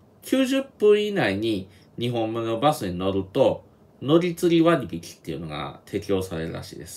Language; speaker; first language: Japanese; native; Japanese